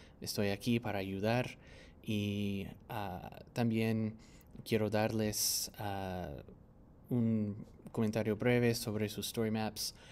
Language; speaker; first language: Spanish; non-native, fluent; English